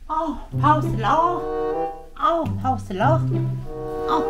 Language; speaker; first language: Chinese; non-native, learner; Korean